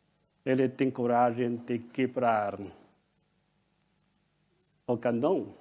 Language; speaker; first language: Portuguese; non-native, fluent; Chinese